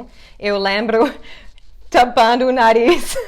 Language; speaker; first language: Portuguese; non-native, fluent; English